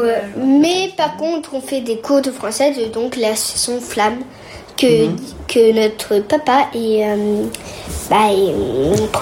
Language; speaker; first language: French; early bilingual, heritage; French